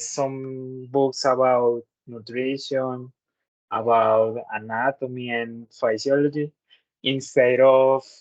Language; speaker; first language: English; non-native, learner; Spanish